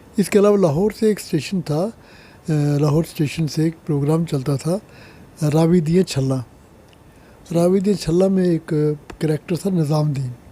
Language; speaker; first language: Hindi; non-native, local second language; Punjabi